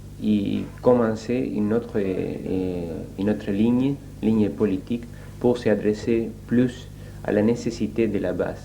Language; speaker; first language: French; non-native, learner; Spanish